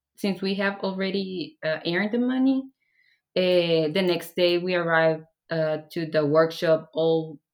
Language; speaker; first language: English; non-native, fluent; Persian